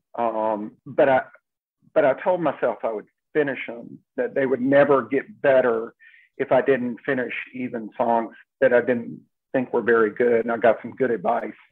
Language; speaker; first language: English; native; English